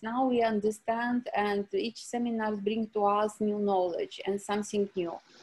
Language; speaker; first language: English; non-native, learner; Ukrainian